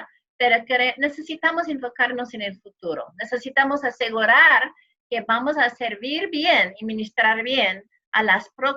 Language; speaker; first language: Spanish; non-native, fluent; English